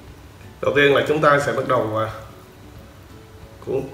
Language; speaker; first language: Vietnamese; native; Vietnamese